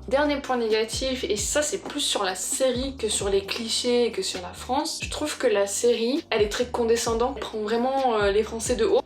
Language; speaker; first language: French; native; French